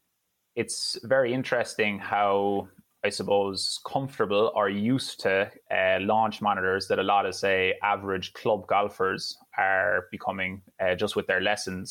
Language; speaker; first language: English; native; English